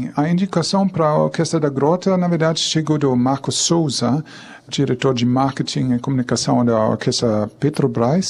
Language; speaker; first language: Portuguese; non-native, fluent; German